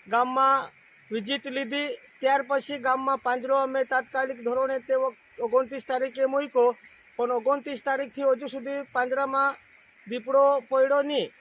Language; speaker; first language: Gujarati; non-native, local second language; Bhili